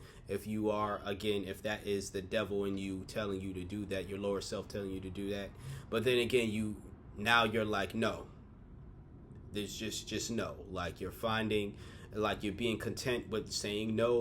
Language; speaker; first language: English; native; English